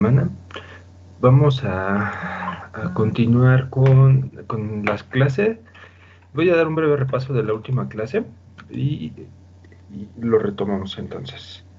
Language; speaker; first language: Spanish; native; Spanish